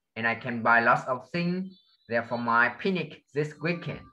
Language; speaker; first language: English; non-native, learner; Vietnamese